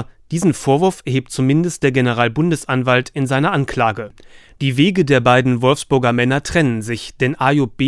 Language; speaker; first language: German; native; German